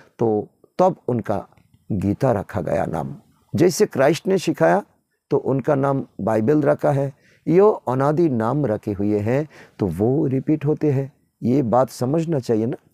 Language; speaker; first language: Hindi; non-native, local second language; Bangla